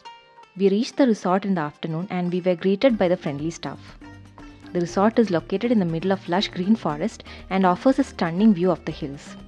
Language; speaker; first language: English; non-native, local second language; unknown